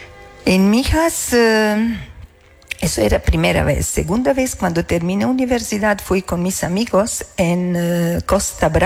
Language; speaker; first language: Spanish; non-native, learner; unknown